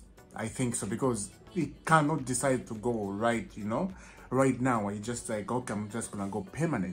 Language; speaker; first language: English; non-native, fluent; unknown